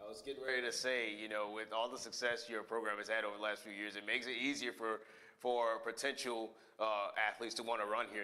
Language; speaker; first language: English; native; English